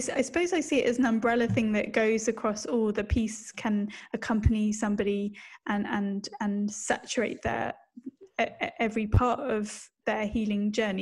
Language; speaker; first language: English; native; English